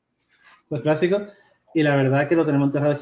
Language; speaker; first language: Spanish; native; Spanish